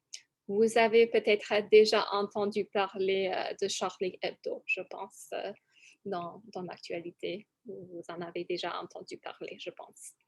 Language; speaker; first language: French; non-native, fluent; English